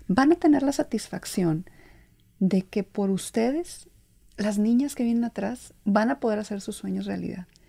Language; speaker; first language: Spanish; native; Spanish